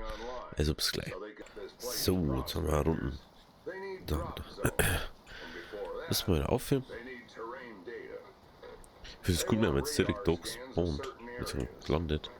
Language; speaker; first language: German; native; German